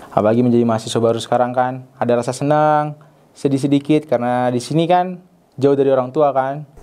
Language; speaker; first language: Indonesian; native; Indonesian